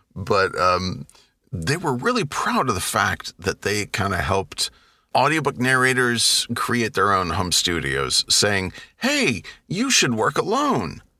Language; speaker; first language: English; native; English